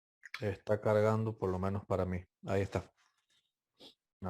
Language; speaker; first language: Spanish; native; Spanish